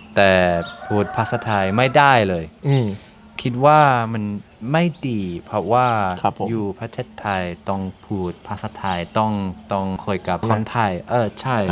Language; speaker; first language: Thai; non-native, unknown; English